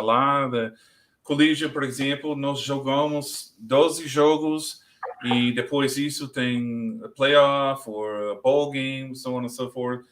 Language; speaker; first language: Portuguese; non-native, learner; English